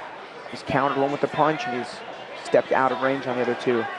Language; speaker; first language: English; native; English